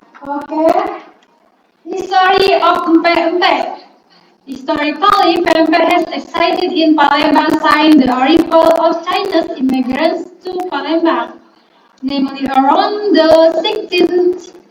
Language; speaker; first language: English; non-native, learner; Indonesian